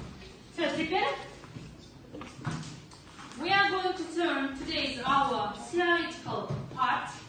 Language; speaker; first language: English; non-native, learner; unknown